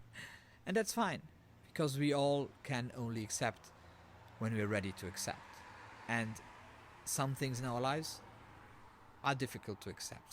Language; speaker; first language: English; non-native, fluent; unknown